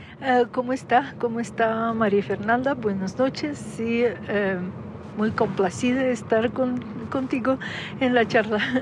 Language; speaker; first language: Spanish; non-native, fluent; Russian